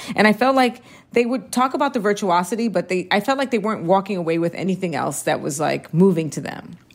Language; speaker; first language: English; early bilingual, other home language; Spanish